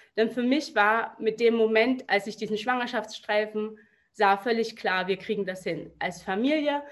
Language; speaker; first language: German; native; German